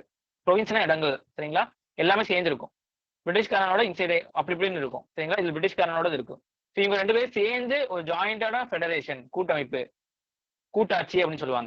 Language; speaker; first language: Tamil; native; Tamil